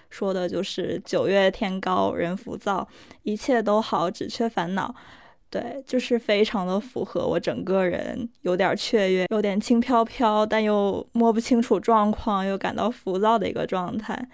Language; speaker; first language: Chinese; non-native, local second language; Korean